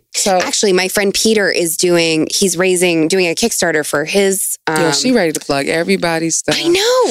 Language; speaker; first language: English; native; English